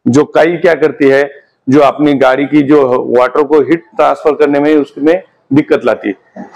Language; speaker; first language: Hindi; non-native, local second language; Marathi